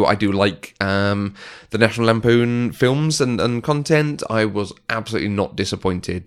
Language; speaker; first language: English; native; English